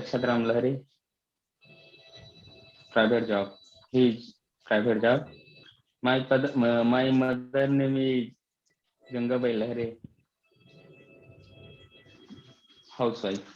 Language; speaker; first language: English; non-native, learner; Hindi